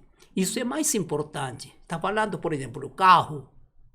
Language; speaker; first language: Portuguese; non-native, learner; Korean